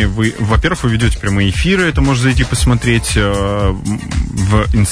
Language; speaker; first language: Russian; native; Russian